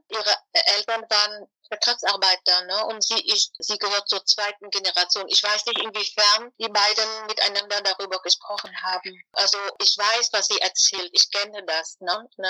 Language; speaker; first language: German; non-native, fluent; Vietnamese